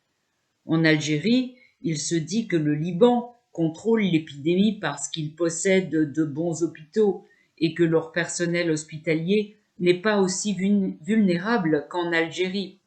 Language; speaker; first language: French; non-native, local second language; Arabic